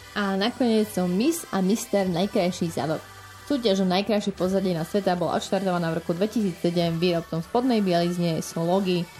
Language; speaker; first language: Slovak; native; Slovak